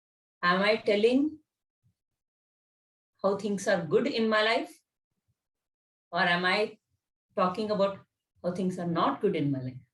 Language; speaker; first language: English; non-native, local second language; Kannada